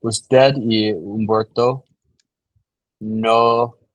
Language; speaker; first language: Spanish; non-native, learner; English